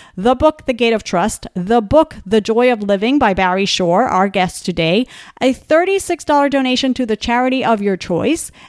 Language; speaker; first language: English; non-native, fluent; Spanish